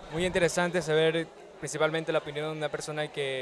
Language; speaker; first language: Spanish; native; Spanish